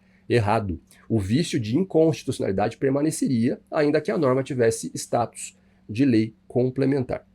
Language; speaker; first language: Portuguese; native; Portuguese